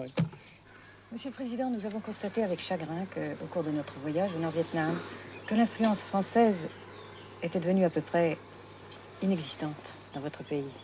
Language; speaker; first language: French; native; French